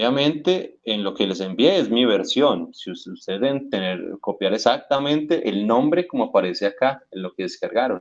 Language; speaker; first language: Spanish; native; Spanish